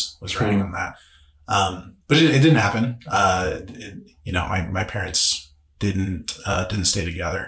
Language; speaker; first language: English; native; English